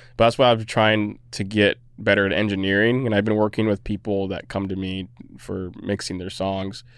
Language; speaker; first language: English; native; English